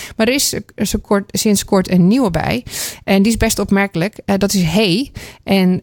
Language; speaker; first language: Dutch; native; Dutch